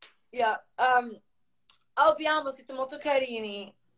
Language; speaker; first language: Italian; non-native, fluent; Croatian